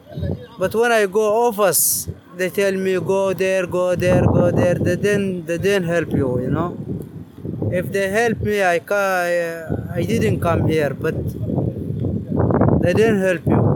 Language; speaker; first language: English; non-native, learner; Arabic